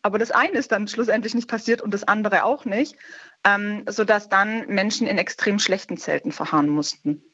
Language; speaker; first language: German; native; German